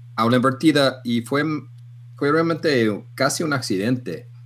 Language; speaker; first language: Spanish; non-native, fluent; English